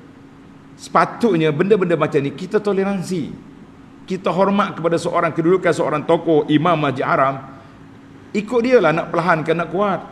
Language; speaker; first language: Malay; native; Malay